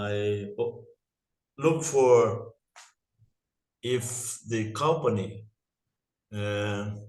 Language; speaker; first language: English; non-native, learner; Portuguese